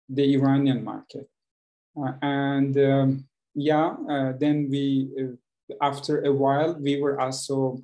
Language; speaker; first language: English; non-native, fluent; Persian